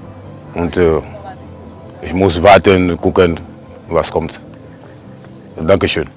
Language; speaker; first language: German; non-native, learner; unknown